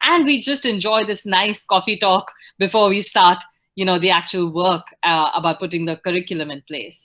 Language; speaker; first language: English; non-native, local second language; Hindi